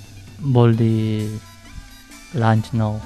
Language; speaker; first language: Catalan; non-native, learner; Chinese